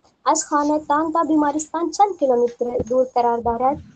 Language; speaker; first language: Persian; non-native, learner; Urdu